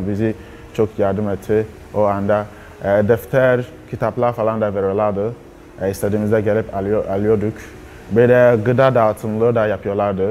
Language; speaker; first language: Turkish; non-native, fluent; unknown